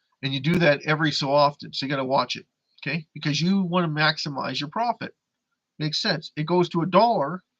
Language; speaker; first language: English; native; English